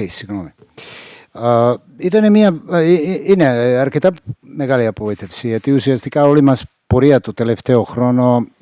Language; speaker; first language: Greek; non-native, fluent; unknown